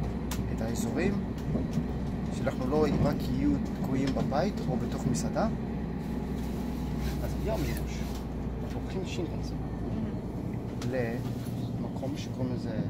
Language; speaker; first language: Hebrew; non-native, fluent; Japanese